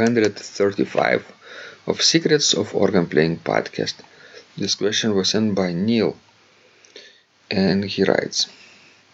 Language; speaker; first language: English; non-native, fluent; Lithuanian